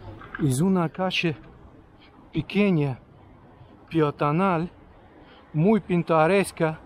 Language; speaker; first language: Spanish; non-native, fluent; Russian